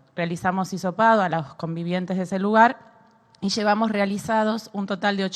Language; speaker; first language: Spanish; native; Spanish